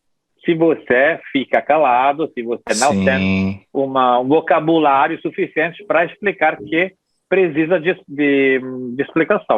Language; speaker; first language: Portuguese; non-native, fluent; Italian